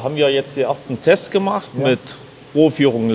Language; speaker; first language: German; native; German